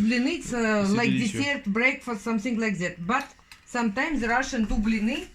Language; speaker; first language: English; non-native, learner; Russian